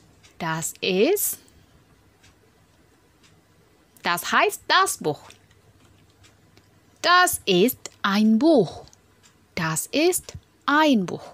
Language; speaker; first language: German; non-native, learner; Indonesian